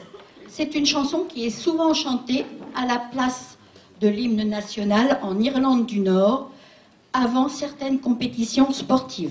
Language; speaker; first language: French; native; French